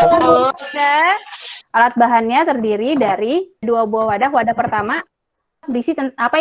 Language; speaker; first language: Indonesian; native; Indonesian